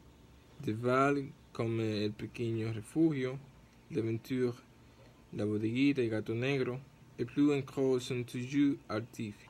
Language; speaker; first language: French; non-native, learner; Spanish